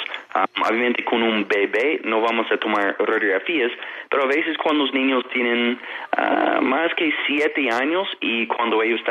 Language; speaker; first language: Spanish; non-native, fluent; English